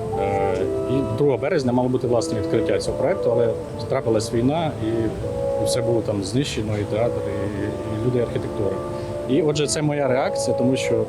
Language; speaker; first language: Ukrainian; native; Ukrainian